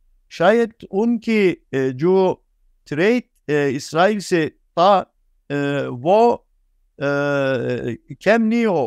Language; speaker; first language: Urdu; non-native, fluent; Turkish